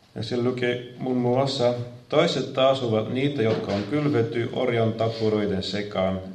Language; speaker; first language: Finnish; non-native, fluent; Dutch